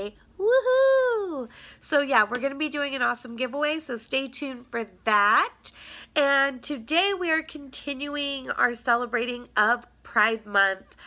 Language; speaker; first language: English; native; English